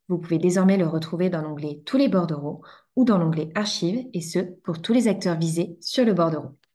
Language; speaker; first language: French; native; French